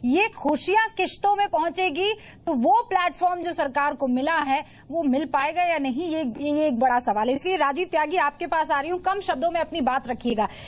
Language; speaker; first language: Hindi; native; Hindi